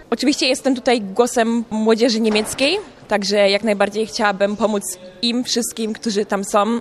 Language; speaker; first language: Polish; native; Polish